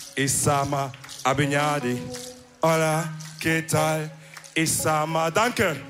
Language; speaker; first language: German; early bilingual, other home language; Wolof